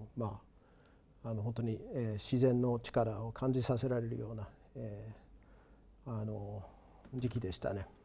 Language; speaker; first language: Japanese; non-native, fluent; English